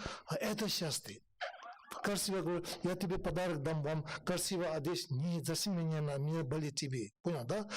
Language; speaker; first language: Russian; non-native, learner; Tibetan